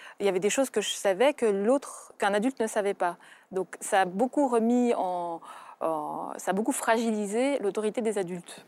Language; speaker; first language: French; early bilingual, other home language; Russian